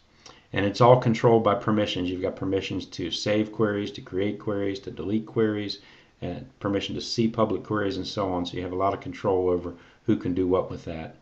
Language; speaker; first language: English; native; English